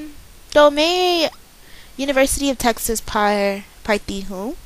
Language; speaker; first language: Hindi; non-native, learner; English